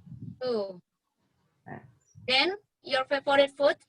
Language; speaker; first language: English; non-native, learner; Indonesian